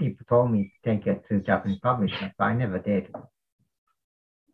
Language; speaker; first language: English; non-native, fluent; Japanese